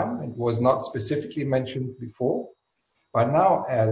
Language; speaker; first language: English; non-native, fluent; German